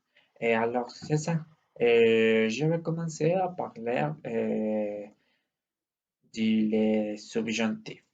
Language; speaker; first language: French; non-native, learner; Spanish